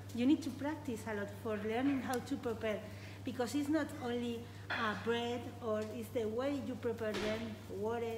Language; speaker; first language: English; non-native, learner; Spanish